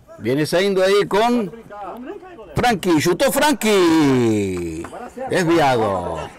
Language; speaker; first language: Spanish; native; Spanish